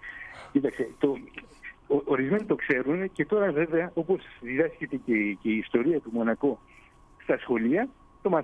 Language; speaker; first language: Greek; early bilingual, heritage; Greek